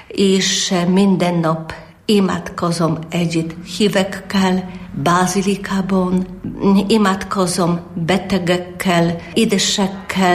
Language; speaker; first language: Hungarian; non-native, learner; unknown